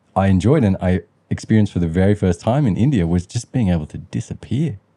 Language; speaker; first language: English; early bilingual, other home language; Sinhala